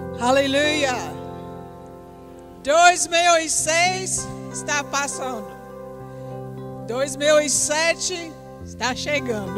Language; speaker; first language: Portuguese; non-native, learner; English